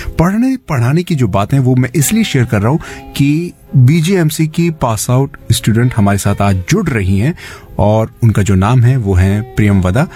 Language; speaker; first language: Hindi; native; Hindi